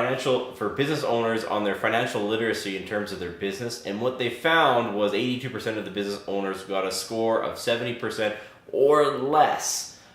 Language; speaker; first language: English; native; English